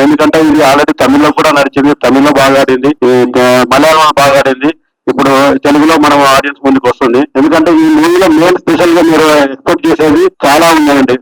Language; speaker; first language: Telugu; native; Telugu